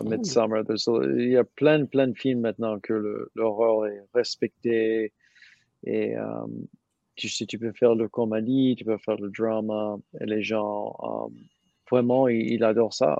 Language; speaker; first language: French; non-native, learner; English